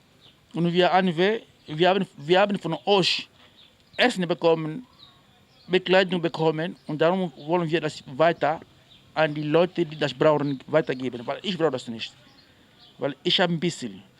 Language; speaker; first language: German; non-native, learner; Portuguese